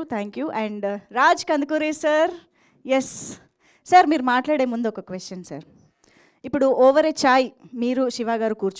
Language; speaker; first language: Telugu; native; Telugu